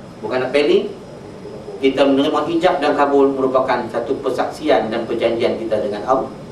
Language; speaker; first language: Malay; native; Malay